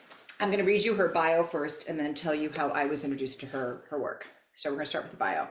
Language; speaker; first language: English; native; English